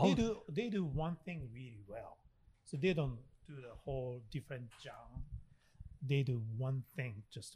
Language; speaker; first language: English; non-native, learner; Japanese